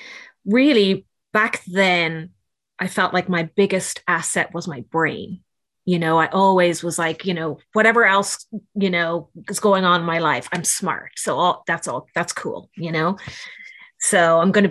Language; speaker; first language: English; native; English